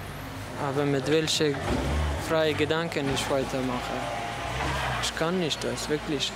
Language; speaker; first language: German; non-native, learner; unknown